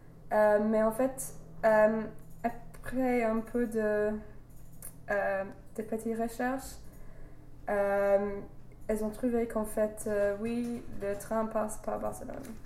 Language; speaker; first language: French; non-native, learner; English